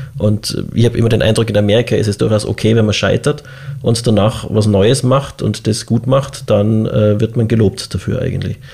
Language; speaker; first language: German; native; German